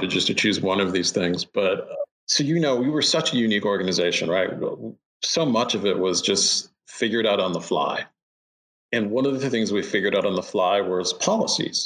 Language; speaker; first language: English; native; English